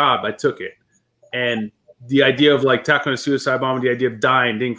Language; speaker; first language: English; early bilingual, other home language; French